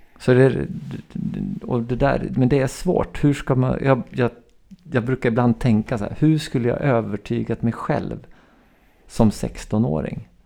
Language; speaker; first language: Swedish; native; Swedish